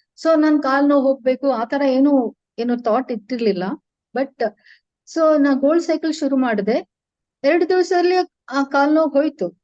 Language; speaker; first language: Kannada; non-native, local second language; Tulu